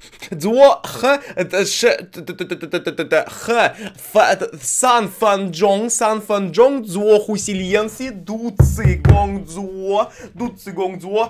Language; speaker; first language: Chinese; non-native, learner; Russian